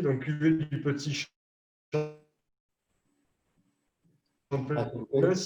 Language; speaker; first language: French; native; French